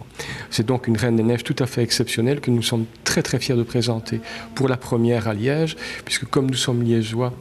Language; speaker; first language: French; native; French